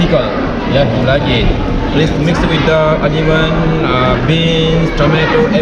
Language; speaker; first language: English; non-native, learner; Nepali